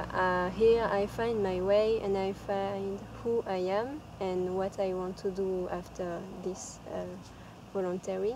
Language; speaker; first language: English; non-native, fluent; German